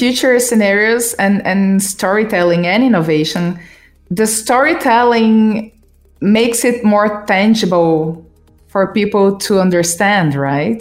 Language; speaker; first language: English; non-native, fluent; Portuguese